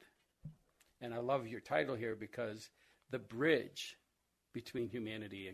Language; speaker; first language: English; native; English